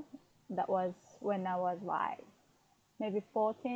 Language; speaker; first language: English; non-native, fluent; Japanese